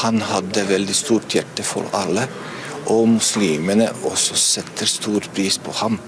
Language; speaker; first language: Norwegian; non-native, fluent; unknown